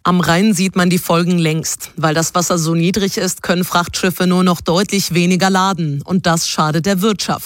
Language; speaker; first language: German; native; German